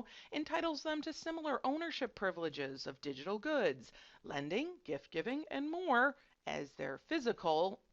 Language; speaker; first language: English; native; English